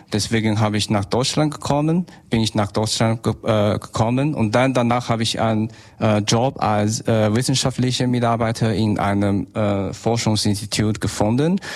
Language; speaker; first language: German; non-native, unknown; Chinese